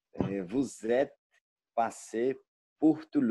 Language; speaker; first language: French; non-native, learner; Portuguese